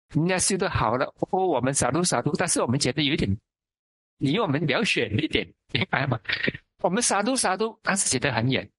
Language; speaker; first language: Chinese; non-native, local second language; Min Nan Chinese